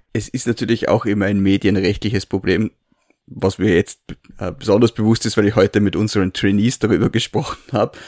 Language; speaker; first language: German; native; German